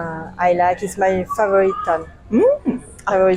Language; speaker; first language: English; non-native, learner; French